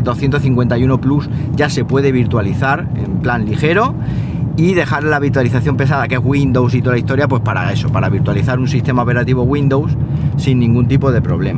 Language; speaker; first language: Spanish; native; Spanish